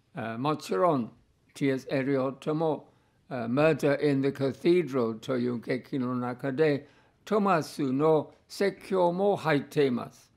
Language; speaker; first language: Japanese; non-native, fluent; English